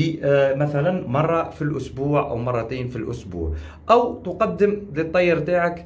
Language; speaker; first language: Arabic; native; Arabic